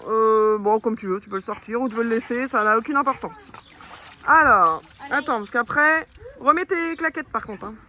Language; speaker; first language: French; native; French